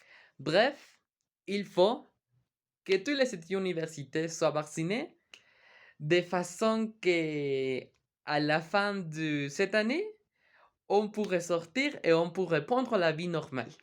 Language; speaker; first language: French; non-native, learner; Spanish